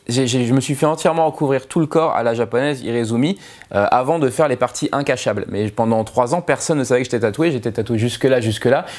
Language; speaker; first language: French; native; French